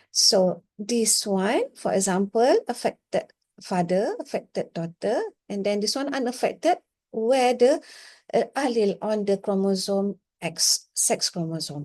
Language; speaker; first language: English; non-native, local second language; Malay